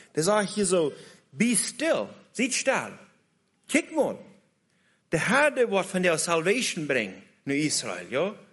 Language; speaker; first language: German; native; German